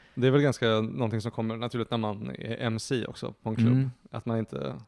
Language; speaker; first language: Swedish; native; Swedish